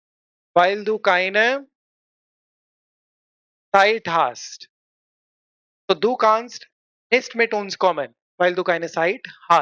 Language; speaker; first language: German; non-native, fluent; Hindi